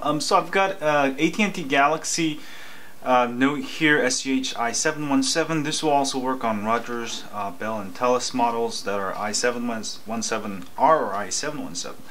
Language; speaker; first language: English; native; English